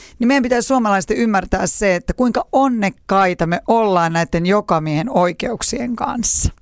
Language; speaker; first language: Finnish; native; Finnish